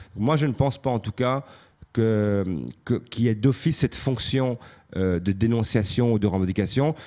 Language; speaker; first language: French; native; French